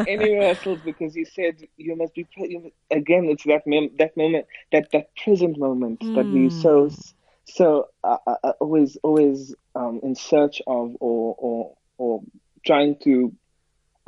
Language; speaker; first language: English; native; English